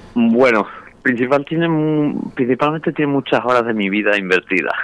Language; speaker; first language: Spanish; native; Spanish